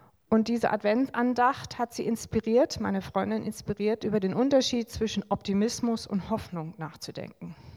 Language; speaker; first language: German; native; German